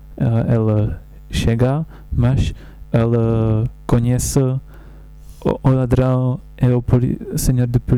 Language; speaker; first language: Portuguese; non-native, learner; English